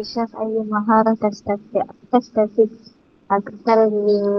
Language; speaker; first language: Arabic; non-native, learner; Malay